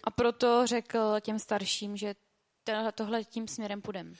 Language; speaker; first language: Czech; native; Czech